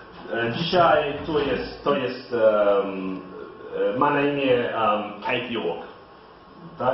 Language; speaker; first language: Polish; non-native, learner; English